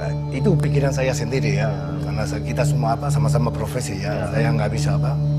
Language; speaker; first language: Indonesian; non-native, fluent; Spanish